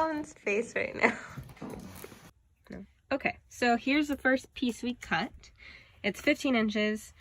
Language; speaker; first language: English; native; English